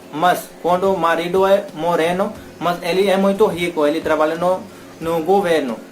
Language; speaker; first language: Portuguese; non-native, learner; Hindi